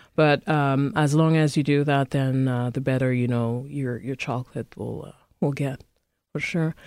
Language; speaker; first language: English; non-native, local second language; French